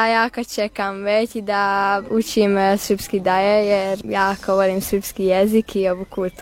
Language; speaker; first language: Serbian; non-native, local second language; Hungarian